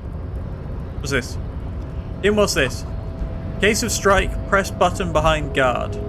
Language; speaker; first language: English; native; English